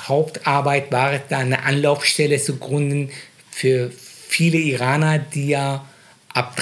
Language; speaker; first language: German; non-native, fluent; Persian